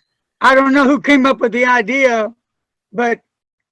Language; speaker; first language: English; native; English